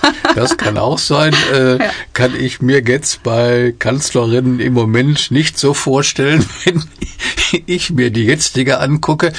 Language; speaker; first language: German; native; German